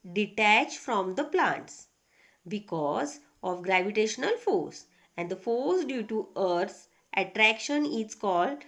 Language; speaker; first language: English; non-native, local second language; Marathi